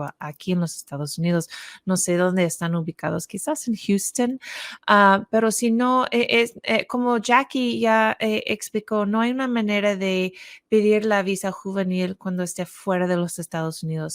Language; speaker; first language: Spanish; non-native, fluent; English